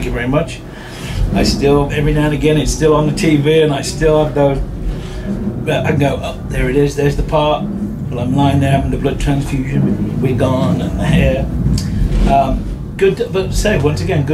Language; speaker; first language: English; native; English